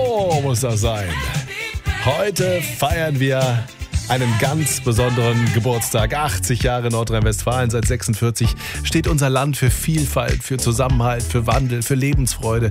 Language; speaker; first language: German; native; German